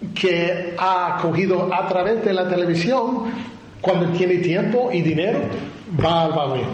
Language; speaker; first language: Spanish; non-native, learner; English